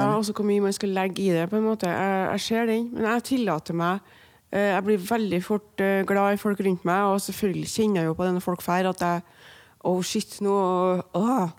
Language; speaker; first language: Norwegian; native; Norwegian